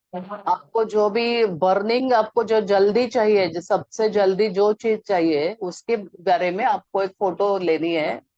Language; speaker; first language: Hindi; non-native, local second language; Marathi